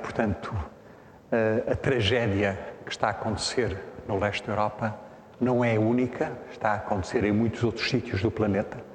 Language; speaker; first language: Portuguese; native; Portuguese